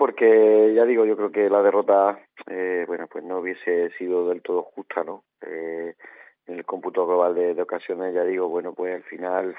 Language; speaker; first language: Spanish; native; Spanish